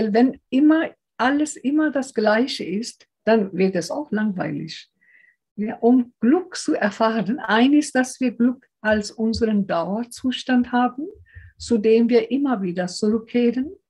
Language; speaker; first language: German; non-native, fluent; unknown